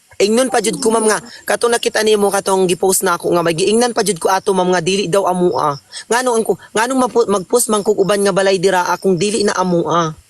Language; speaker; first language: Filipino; non-native, local second language; Cebuano